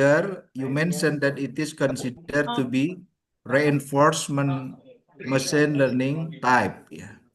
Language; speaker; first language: English; non-native, learner; Indonesian